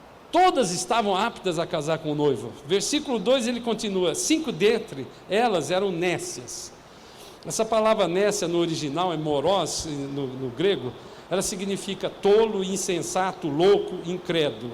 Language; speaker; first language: Portuguese; native; Portuguese